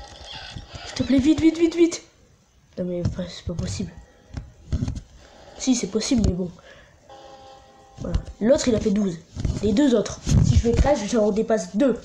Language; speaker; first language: French; native; French